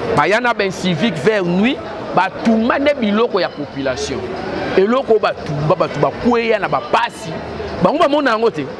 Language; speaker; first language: Lingala; native; Lingala